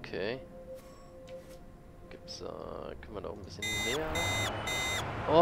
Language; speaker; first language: German; native; German